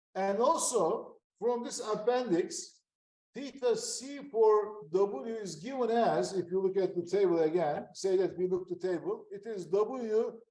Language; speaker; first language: English; non-native, fluent; Turkish